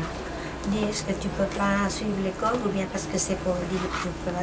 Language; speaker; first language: French; non-native, fluent; Vietnamese